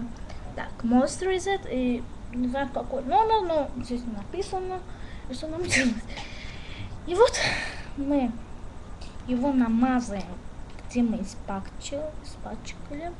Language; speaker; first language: Russian; non-native, learner; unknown